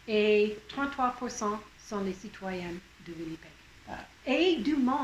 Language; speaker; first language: French; non-native, local second language; English